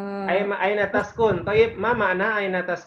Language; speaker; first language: Arabic; non-native, fluent; Indonesian